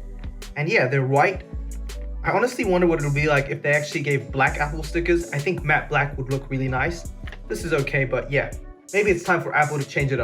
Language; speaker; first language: English; native; English